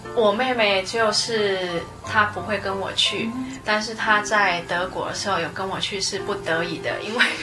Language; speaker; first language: Chinese; native; Chinese